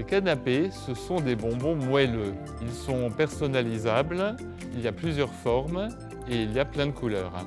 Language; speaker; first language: French; native; French